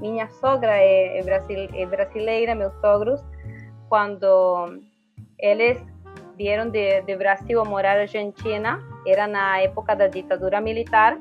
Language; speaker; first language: Portuguese; non-native, fluent; Spanish